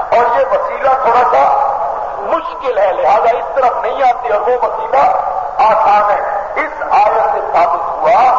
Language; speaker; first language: Urdu; non-native, local second language; Punjabi